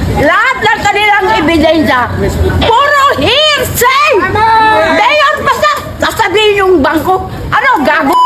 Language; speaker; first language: Filipino; non-native, local second language; Iloko